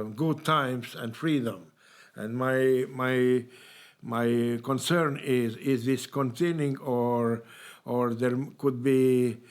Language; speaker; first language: English; non-native, learner; Estonian